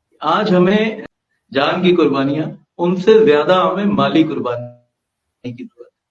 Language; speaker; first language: Urdu; non-native, local second language; Punjabi